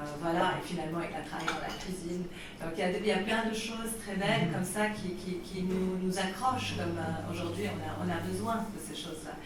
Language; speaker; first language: French; non-native, local second language; Arabic